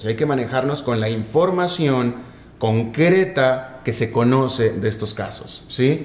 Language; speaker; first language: Spanish; native; Spanish